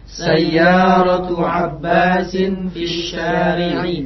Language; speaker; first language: Arabic; non-native, learner; Indonesian